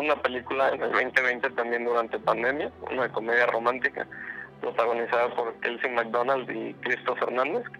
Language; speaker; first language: Spanish; native; Spanish